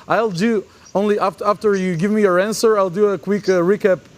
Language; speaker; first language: English; non-native, fluent; Macedonian